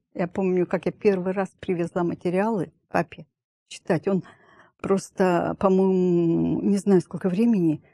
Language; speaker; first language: Russian; native; Russian